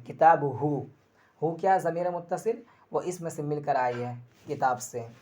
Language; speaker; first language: Urdu; native; Urdu